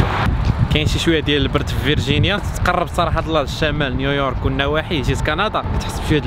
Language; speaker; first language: Arabic; native; Arabic